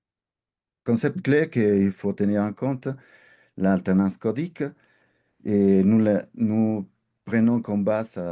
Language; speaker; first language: French; non-native, fluent; Spanish